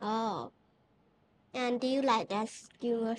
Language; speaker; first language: English; non-native, learner; Thai